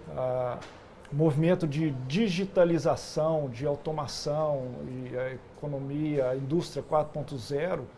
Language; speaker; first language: Portuguese; native; Portuguese